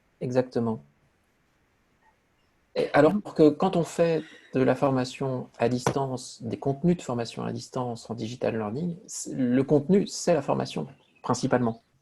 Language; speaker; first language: French; native; French